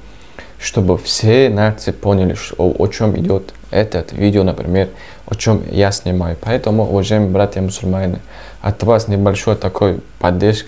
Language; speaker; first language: Russian; non-native, fluent; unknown